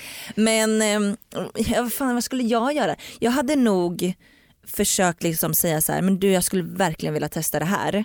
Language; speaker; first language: Swedish; native; Swedish